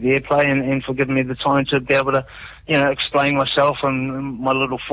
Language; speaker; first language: English; native; English